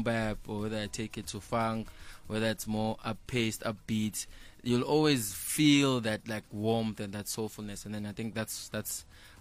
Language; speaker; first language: English; non-native, local second language; Zulu